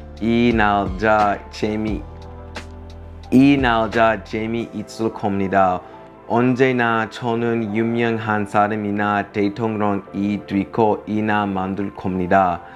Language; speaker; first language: Korean; non-native, learner; English